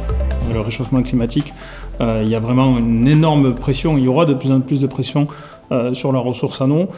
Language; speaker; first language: French; native; French